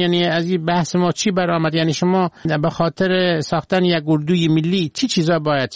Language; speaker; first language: Persian; native; Persian